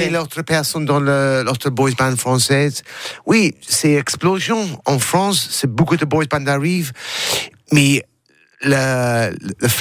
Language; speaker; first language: French; non-native, learner; English